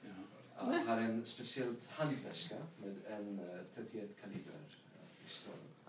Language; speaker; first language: Swedish; non-native, learner; English